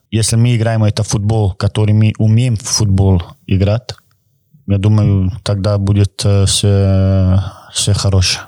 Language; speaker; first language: Russian; non-native, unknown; Croatian